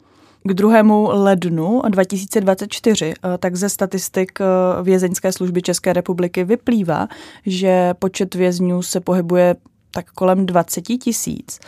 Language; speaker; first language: Czech; native; Czech